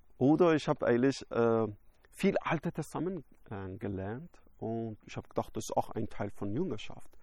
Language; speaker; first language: German; non-native, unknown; Persian